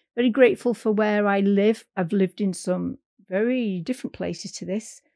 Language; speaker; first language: English; native; English